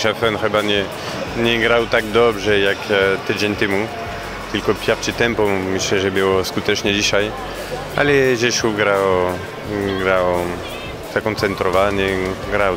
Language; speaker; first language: Polish; non-native, learner; French